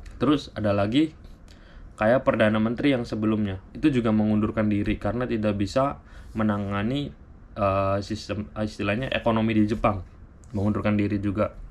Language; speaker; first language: Indonesian; native; Indonesian